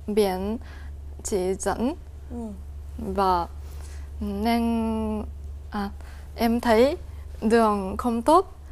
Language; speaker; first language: Vietnamese; non-native, fluent; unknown